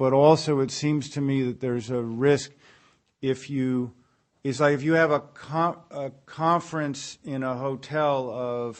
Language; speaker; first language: English; native; English